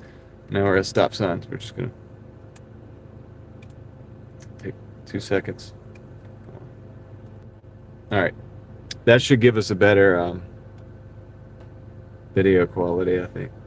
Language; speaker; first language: English; native; English